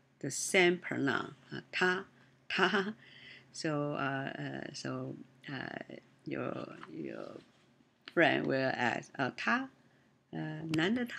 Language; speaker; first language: English; non-native, learner; Chinese